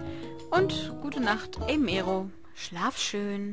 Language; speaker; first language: German; native; German